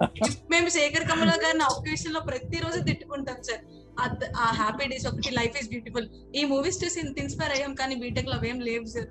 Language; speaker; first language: Telugu; native; Telugu